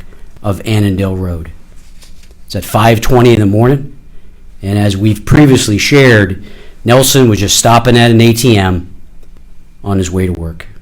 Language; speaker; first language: English; native; English